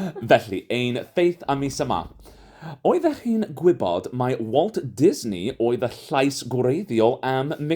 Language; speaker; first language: Welsh; non-native, fluent; English